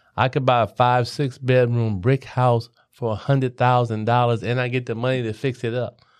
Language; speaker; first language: English; native; English